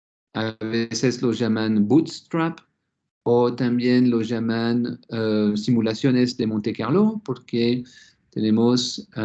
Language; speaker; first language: Spanish; non-native, fluent; French